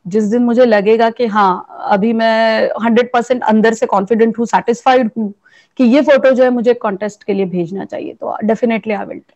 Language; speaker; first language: Hindi; native; Hindi